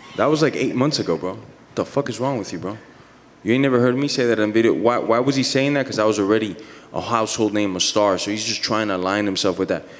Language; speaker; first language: English; native; English